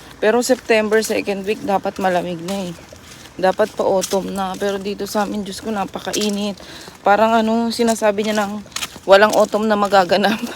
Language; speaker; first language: Filipino; native; Filipino